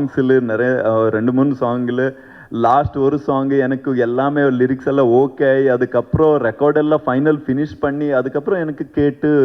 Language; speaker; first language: Tamil; non-native, learner; Kannada